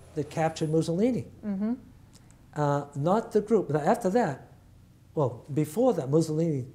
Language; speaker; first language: English; early bilingual, other home language; Italian